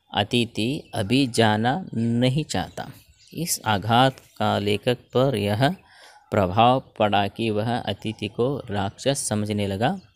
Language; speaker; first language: Hindi; non-native, local second language; Kannada